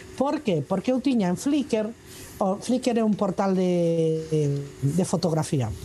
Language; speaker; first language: Galician; non-native, local second language; Spanish